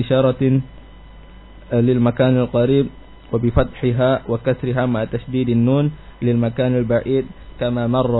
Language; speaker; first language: Arabic; non-native, learner; Indonesian